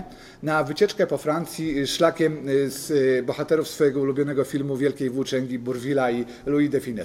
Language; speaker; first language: Polish; native; Polish